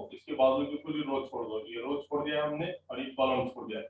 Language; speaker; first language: Hindi; non-native, local second language; Marathi